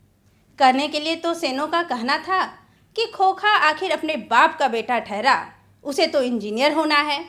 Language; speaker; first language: Hindi; native; Hindi